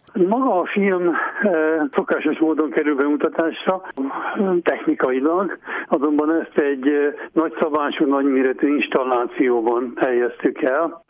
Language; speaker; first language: Hungarian; native; Hungarian